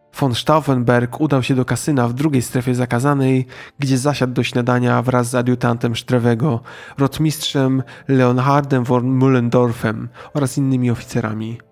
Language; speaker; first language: Polish; native; Polish